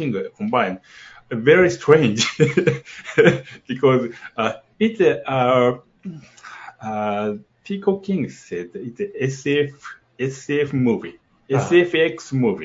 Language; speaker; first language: English; non-native, learner; Japanese